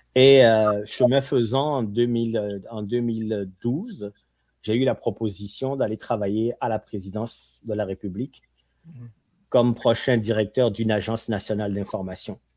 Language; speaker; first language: French; non-native, local second language; Ewe